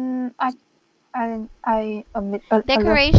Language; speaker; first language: English; non-native, learner; Chinese